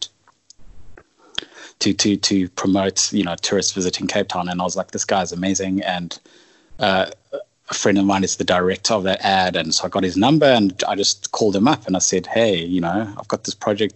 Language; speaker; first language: English; native; English